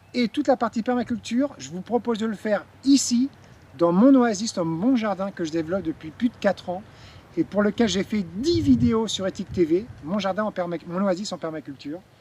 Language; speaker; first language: French; native; French